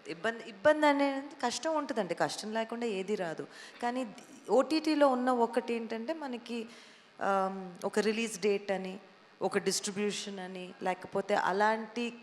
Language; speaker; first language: Telugu; native; Telugu